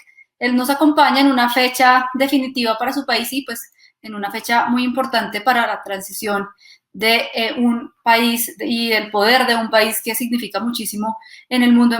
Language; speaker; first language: Spanish; native; Spanish